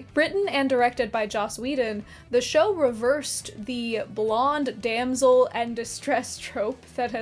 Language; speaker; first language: English; native; English